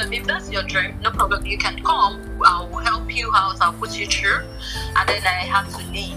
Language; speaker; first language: English; non-native, local second language; Yoruba